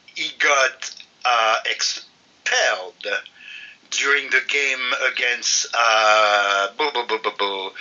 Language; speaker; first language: English; non-native, fluent; French